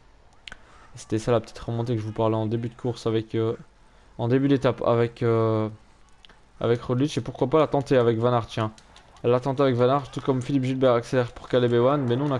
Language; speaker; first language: French; native; French